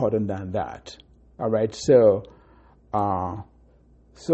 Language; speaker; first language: English; non-native, local second language; Igbo